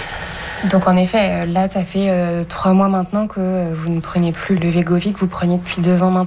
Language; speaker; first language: French; native; French